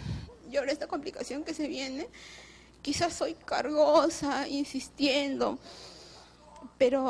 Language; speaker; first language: Spanish; native; Spanish